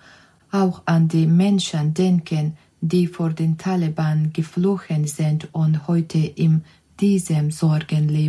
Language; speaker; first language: German; non-native, fluent; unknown